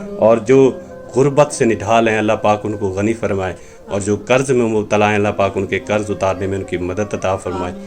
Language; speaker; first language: Urdu; non-native, local second language; Punjabi